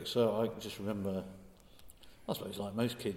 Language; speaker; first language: English; native; English